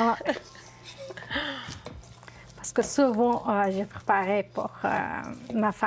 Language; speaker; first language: French; non-native, learner; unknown